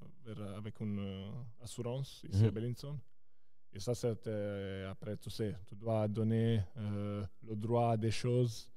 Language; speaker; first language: French; non-native, local second language; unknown